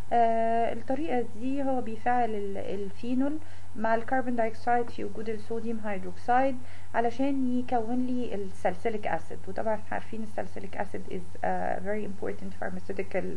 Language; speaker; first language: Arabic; native; Arabic